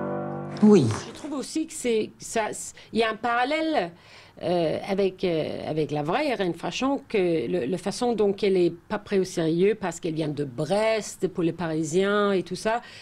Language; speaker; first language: French; non-native, fluent; Danish